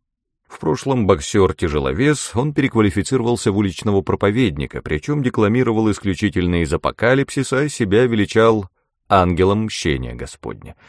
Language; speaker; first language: Russian; native; Russian